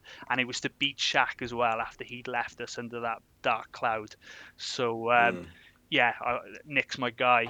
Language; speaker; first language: English; native; English